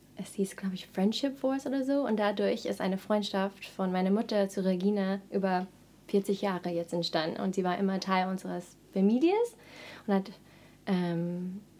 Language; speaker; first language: German; non-native, fluent; English